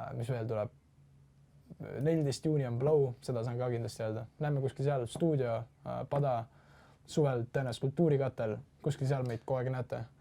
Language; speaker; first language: Estonian; non-native, local second language; Russian